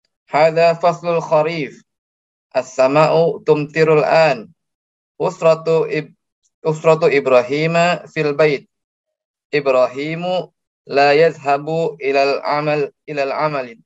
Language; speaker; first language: Arabic; non-native, learner; Indonesian